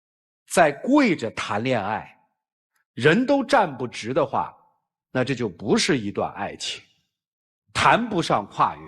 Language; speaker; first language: Chinese; native; Chinese